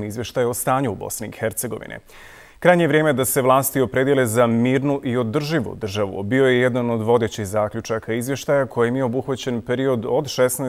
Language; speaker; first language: Serbian; native; Serbian